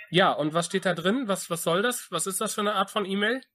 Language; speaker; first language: German; native; German